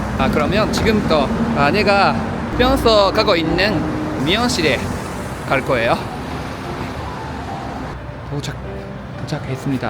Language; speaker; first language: Korean; non-native, learner; Japanese